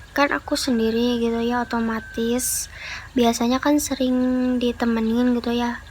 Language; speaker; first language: Indonesian; non-native, local second language; Sundanese